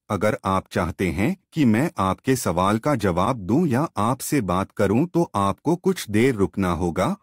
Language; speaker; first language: Hindi; non-native, local second language; Gujarati